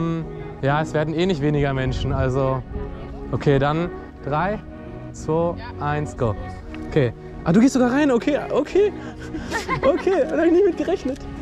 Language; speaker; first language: German; native; German